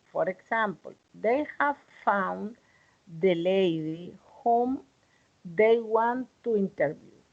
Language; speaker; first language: English; non-native, learner; Spanish